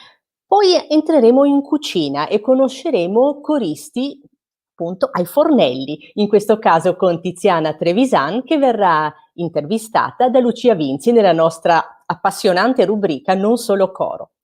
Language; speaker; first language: Italian; native; Italian